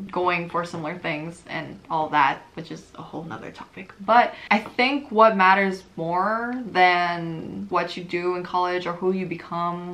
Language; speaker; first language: English; native; English